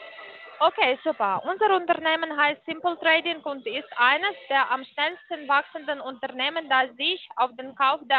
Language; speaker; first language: German; non-native, fluent; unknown